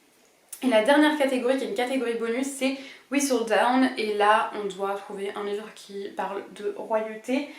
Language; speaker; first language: French; native; French